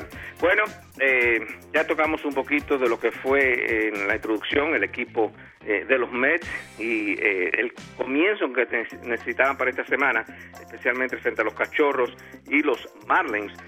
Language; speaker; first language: Spanish; native; Spanish